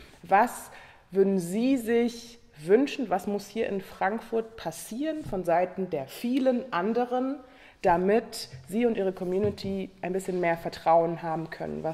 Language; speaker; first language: German; native; German